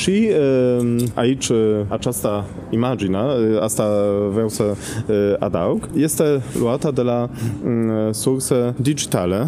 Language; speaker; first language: Romanian; non-native, fluent; Polish